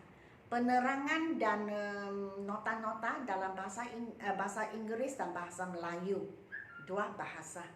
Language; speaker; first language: Malay; non-native, local second language; Chinese